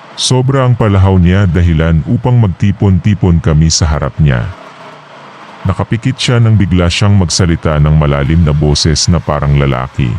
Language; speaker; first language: Filipino; native; Filipino